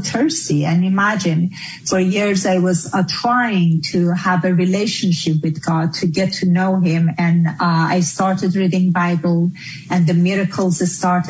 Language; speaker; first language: English; non-native, fluent; Persian